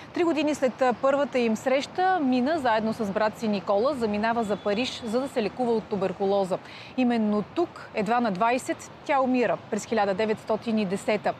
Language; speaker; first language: Bulgarian; native; Bulgarian